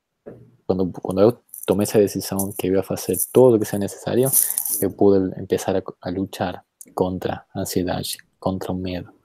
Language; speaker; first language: Portuguese; non-native, fluent; Spanish